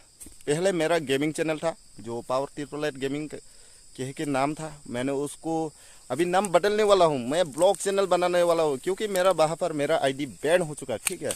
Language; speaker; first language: Hindi; non-native, local second language; Kok Borok